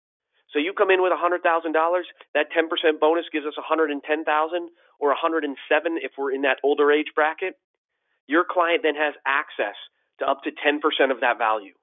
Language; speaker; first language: English; native; English